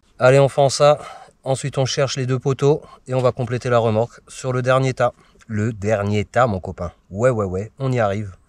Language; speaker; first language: French; native; French